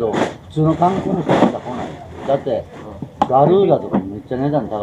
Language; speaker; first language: Japanese; native; Japanese